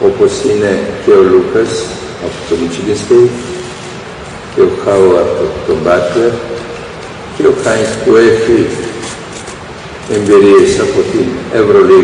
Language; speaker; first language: Greek; non-native, fluent; Serbian